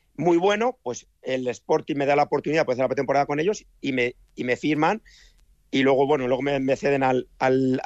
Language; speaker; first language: Spanish; native; Spanish